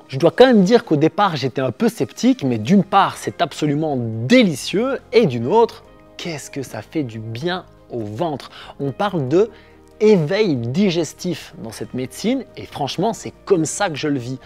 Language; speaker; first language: French; native; French